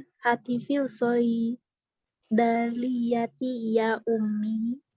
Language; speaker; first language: Arabic; non-native, learner; Indonesian